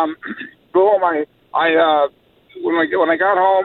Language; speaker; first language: English; native; English